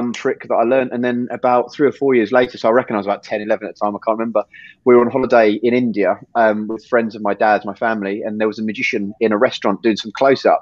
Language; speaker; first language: English; native; English